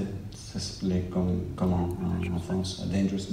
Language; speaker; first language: French; non-native, fluent; English